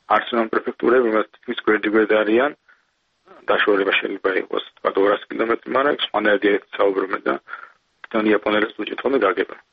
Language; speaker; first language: Georgian; native; Georgian